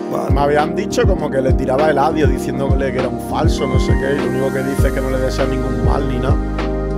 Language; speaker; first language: Spanish; native; Spanish